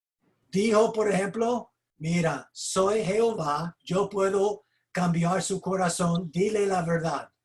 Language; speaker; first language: Spanish; non-native, fluent; English